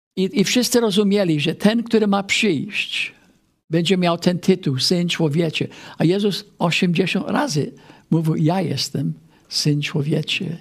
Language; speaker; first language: Polish; non-native, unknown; English